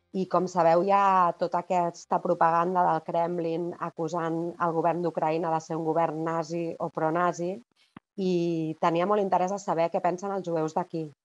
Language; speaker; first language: Catalan; native; Catalan